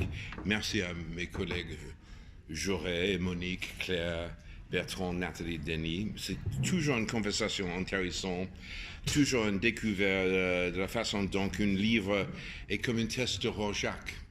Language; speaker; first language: French; non-native, fluent; English